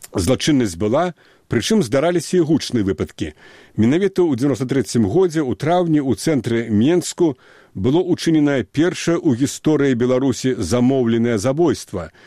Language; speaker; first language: Belarusian; native; Belarusian